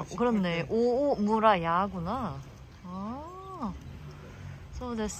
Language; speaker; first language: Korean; native; Korean